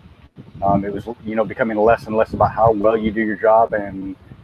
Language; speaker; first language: English; native; English